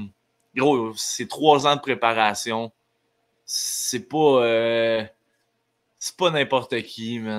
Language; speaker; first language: French; native; French